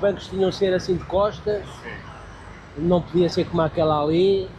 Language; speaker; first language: Portuguese; native; Portuguese